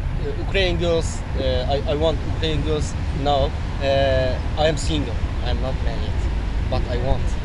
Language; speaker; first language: English; non-native, learner; Kurdish